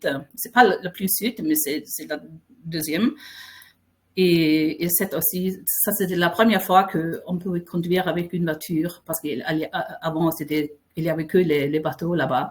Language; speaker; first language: French; non-native, fluent; Faroese